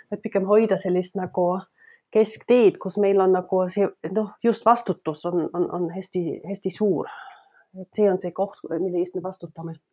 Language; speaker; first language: Estonian; non-native, fluent; German